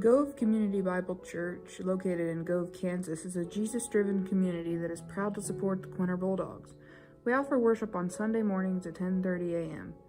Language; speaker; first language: English; native; English